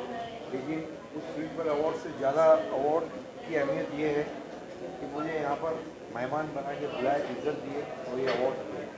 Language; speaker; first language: Hindi; native; Hindi